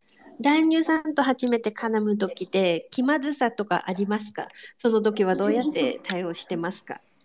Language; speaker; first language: Japanese; non-native, fluent; Chinese